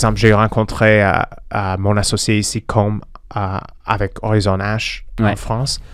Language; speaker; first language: French; non-native, fluent; English